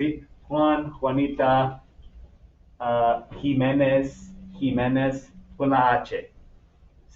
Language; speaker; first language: Spanish; non-native, fluent; English